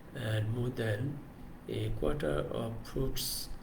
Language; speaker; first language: English; non-native, local second language; Bangla